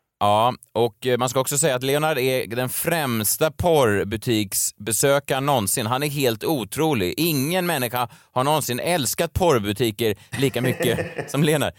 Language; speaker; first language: Swedish; native; Swedish